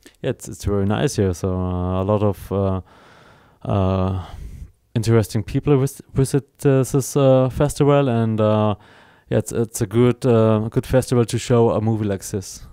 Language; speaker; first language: English; non-native, learner; German